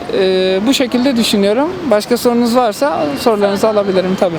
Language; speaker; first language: Turkish; native; Turkish